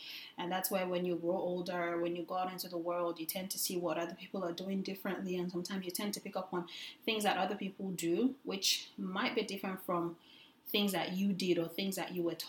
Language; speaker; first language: English; non-native, local second language; Yoruba